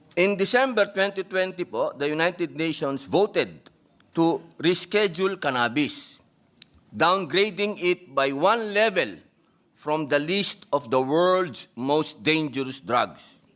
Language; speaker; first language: English; non-native, local second language; Filipino